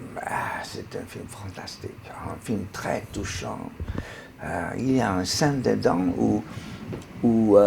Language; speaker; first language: French; non-native, learner; Hungarian